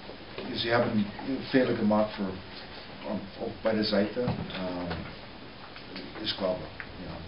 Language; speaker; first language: German; non-native, learner; English